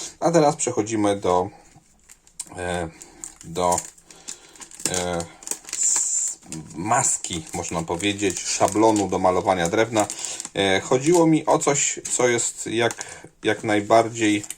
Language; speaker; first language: Polish; native; Polish